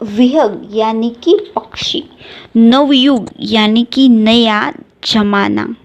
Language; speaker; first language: Hindi; non-native, local second language; Gujarati